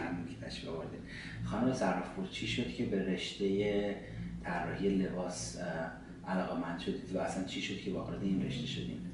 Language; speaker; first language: Persian; native; Persian